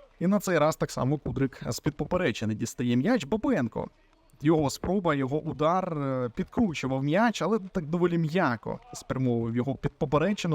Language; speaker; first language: Ukrainian; native; Ukrainian